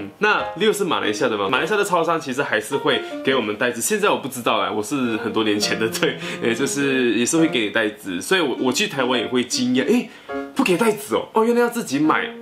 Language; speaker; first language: Chinese; native; Chinese